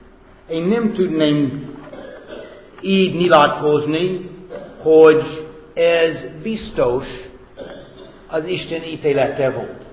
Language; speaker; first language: Hungarian; non-native, fluent; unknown